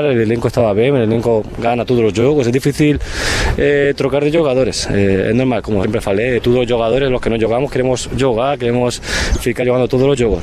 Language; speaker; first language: Portuguese; non-native, fluent; Spanish